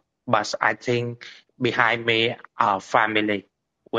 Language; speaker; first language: English; non-native, learner; Vietnamese